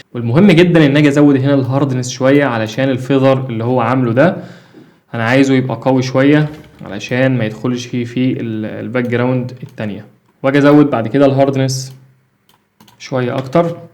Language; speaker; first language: Arabic; native; Arabic